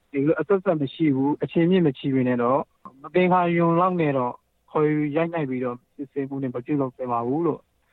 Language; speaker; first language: Burmese; native; Burmese